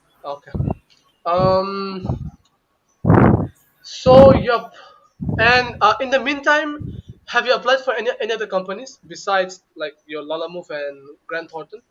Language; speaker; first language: English; non-native, local second language; Bangla